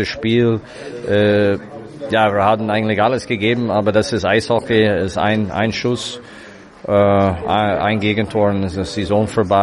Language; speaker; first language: German; non-native, fluent; English